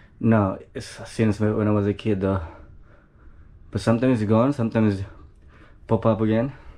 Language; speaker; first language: English; non-native, learner; Indonesian